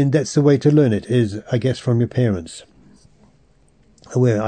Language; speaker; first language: English; native; English